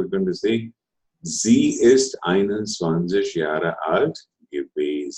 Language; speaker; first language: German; non-native, fluent; Telugu